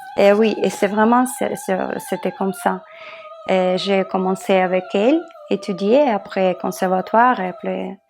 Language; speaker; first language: French; non-native, learner; Russian